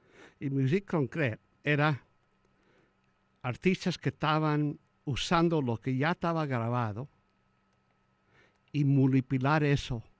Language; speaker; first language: Spanish; early bilingual, heritage; Spanish